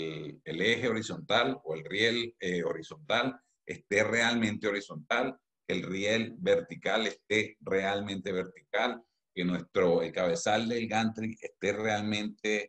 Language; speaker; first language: Spanish; native; Spanish